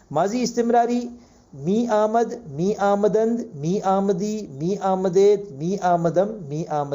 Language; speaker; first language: Persian; non-native, fluent; Urdu